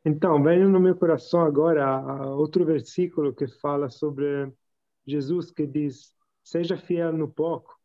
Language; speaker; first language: Portuguese; non-native, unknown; Italian